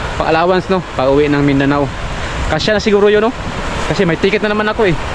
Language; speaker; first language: Filipino; non-native, local second language; Cebuano